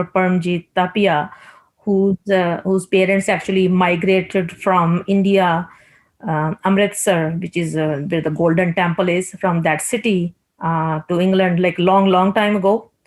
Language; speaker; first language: English; non-native, local second language; Punjabi